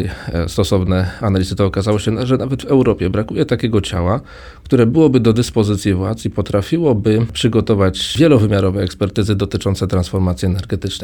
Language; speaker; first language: Polish; native; Polish